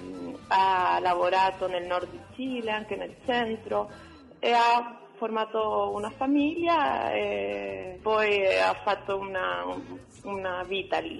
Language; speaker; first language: Italian; non-native, fluent; Spanish